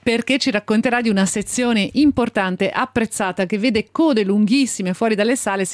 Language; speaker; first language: Italian; native; Italian